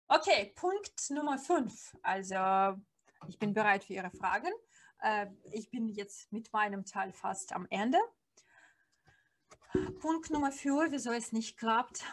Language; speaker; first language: German; non-native, fluent; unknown